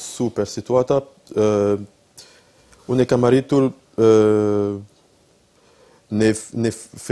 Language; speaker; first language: Albanian; non-native, learner; French